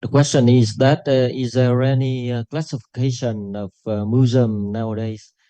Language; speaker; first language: English; non-native, local second language; Vietnamese